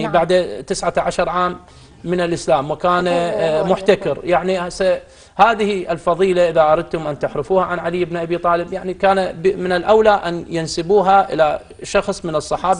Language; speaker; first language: Arabic; native; Arabic